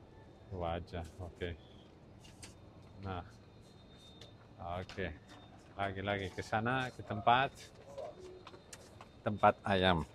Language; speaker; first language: Indonesian; non-native, learner; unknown